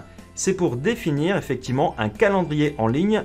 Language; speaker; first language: French; native; French